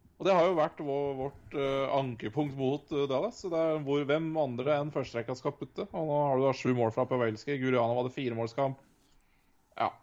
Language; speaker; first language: Norwegian; native; Norwegian